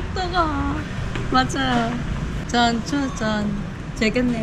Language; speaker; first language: Korean; non-native, learner; Vietnamese